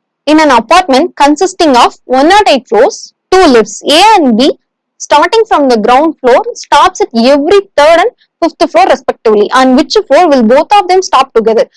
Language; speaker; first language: English; non-native, local second language; Tamil